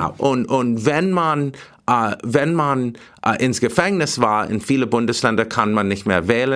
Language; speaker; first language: German; non-native, fluent; English